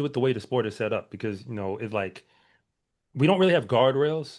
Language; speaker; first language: English; native; English